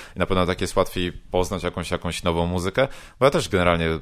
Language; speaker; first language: Polish; native; Polish